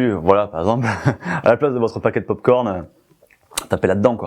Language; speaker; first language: French; native; French